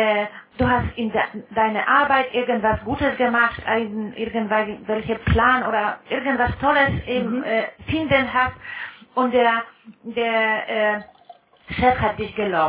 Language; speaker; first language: German; non-native, fluent; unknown